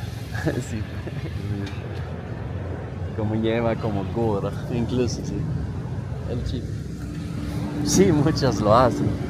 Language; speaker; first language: Spanish; non-native, fluent; Swedish